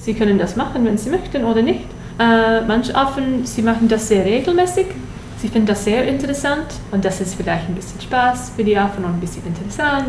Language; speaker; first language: German; non-native, learner; English